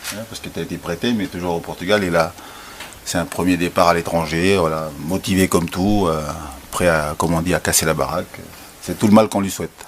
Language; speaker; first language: French; native; French